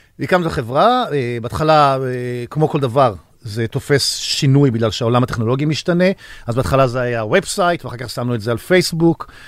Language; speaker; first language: Hebrew; native; Hebrew